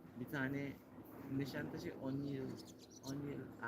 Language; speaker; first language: Turkish; non-native, learner; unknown